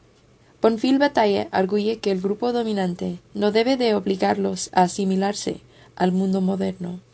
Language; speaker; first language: Spanish; non-native, fluent; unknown